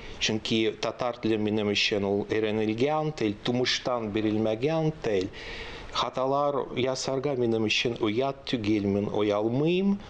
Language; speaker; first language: Tatar; non-native, local second language; Russian